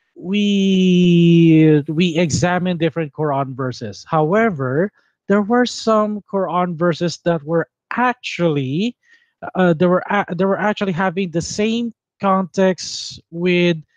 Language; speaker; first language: English; non-native, local second language; Filipino